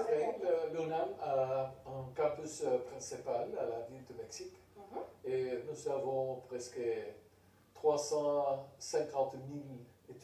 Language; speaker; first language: French; non-native, fluent; Spanish